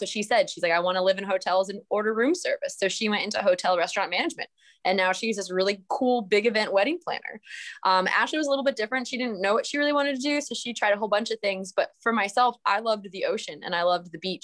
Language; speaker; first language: English; native; English